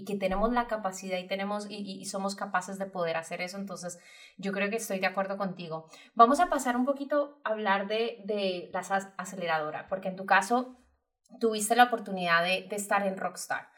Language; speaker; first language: Spanish; native; Spanish